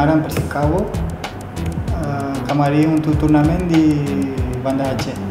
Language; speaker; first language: Indonesian; non-native, fluent; Spanish